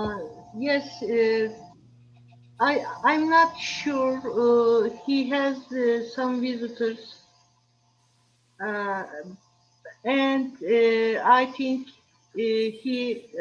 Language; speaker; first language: English; non-native, learner; Turkish